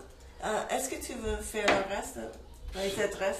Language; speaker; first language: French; non-native, fluent; English